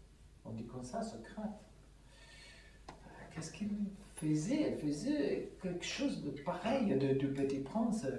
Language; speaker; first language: French; non-native, fluent; Italian